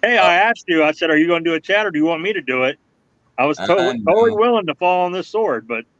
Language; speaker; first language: English; native; English